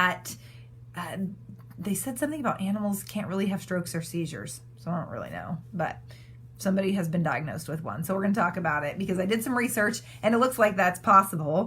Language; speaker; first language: English; native; English